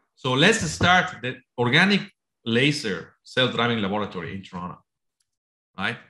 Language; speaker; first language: English; non-native, fluent; Spanish